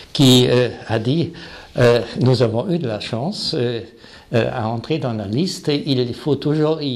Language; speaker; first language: French; non-native, fluent; German